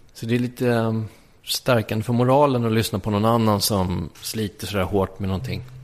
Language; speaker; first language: Swedish; native; Swedish